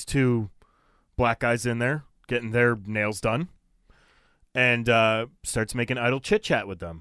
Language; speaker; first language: English; native; English